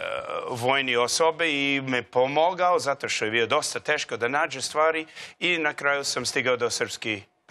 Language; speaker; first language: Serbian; non-native, learner; English